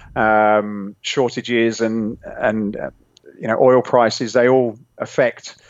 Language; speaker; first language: English; native; English